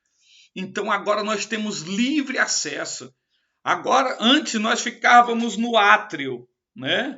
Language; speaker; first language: Portuguese; native; Portuguese